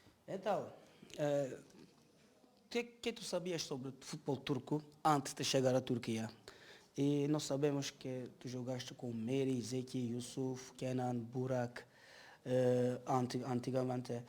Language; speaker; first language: Portuguese; non-native, learner; Turkish